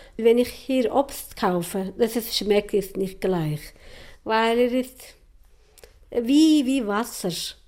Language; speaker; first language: German; non-native, learner; Turkish